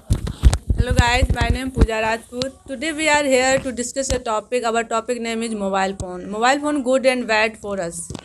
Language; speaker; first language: English; non-native, learner; Hindi